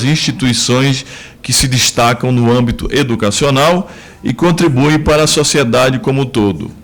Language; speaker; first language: Portuguese; native; Portuguese